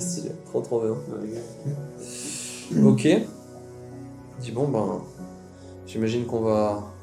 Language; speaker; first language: French; native; French